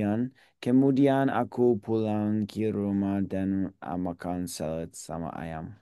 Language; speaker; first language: Indonesian; non-native, learner; English